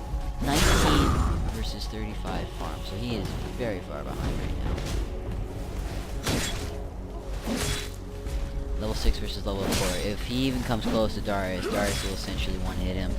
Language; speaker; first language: English; native; English